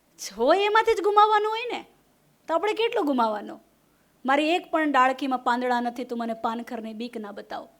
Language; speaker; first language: Gujarati; non-native, local second language; Hindi